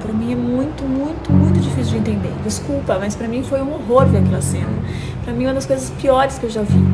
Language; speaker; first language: Portuguese; native; Portuguese